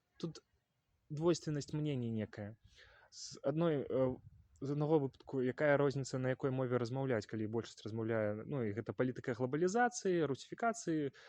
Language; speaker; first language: Belarusian; non-native, local second language; Russian